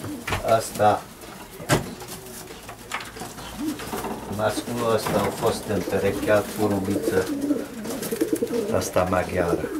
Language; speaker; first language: Romanian; non-native, local second language; Hungarian